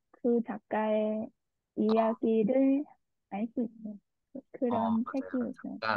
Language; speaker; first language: Korean; non-native, learner; Vietnamese